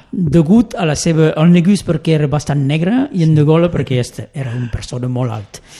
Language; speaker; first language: Catalan; non-native, local second language; French